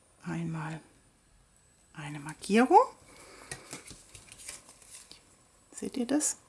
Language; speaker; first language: German; native; German